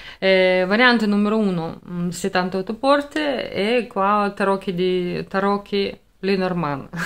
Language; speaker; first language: Italian; non-native, fluent; Russian